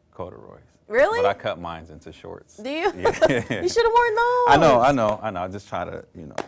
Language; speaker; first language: English; native; English